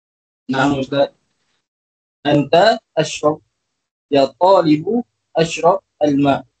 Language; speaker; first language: Arabic; non-native, learner; Malay